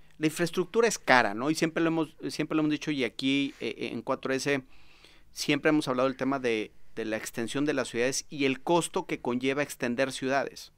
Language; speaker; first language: Spanish; native; Spanish